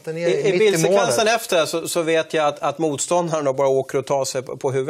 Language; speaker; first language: Swedish; native; Swedish